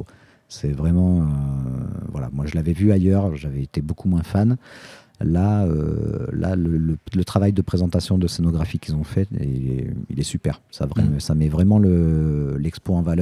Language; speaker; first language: French; native; French